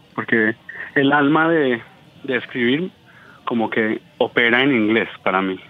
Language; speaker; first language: Spanish; early bilingual, heritage; Spanish